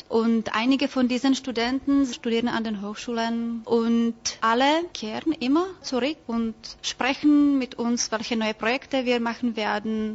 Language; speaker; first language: German; non-native, fluent; Czech